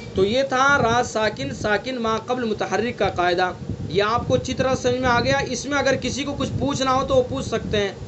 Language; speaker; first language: Urdu; native; Urdu